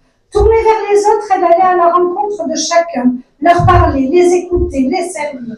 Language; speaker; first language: French; native; French